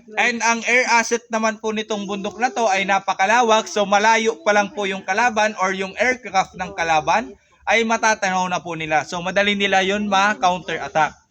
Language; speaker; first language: Filipino; non-native, local second language; Bikol